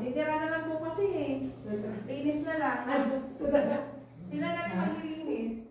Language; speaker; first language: Filipino; native; Filipino